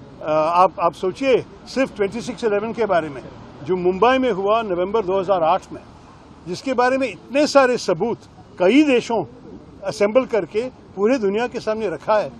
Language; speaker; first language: Hindi; non-native, local second language; Malayalam